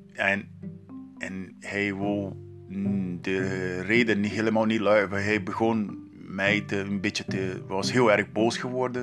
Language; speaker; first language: Dutch; non-native, learner; Portuguese